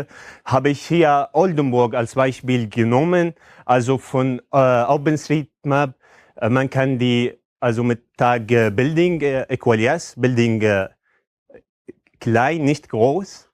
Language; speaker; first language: German; non-native, fluent; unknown